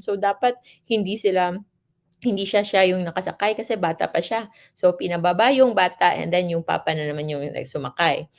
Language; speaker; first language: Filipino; non-native, local second language; Hiligaynon